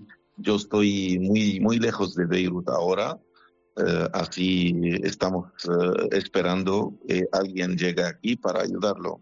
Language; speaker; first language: Spanish; non-native, fluent; Arabic